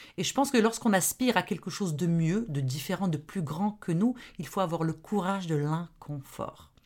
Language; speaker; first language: French; non-native, local second language; Arabic